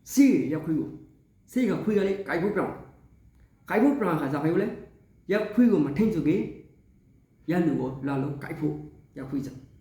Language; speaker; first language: Burmese; native; Burmese